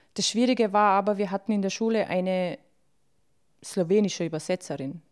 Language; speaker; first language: German; early bilingual, other home language; Bosnian